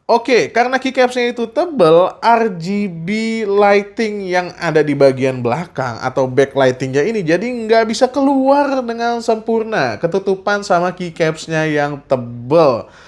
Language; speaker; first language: Indonesian; native; Indonesian